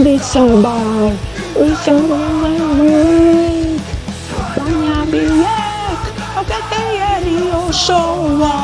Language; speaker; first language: Basque; non-native, learner; English